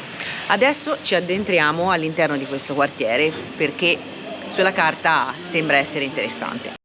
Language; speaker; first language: Italian; native; Italian